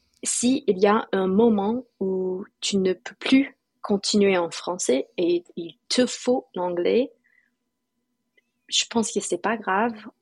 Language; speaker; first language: French; non-native, fluent; English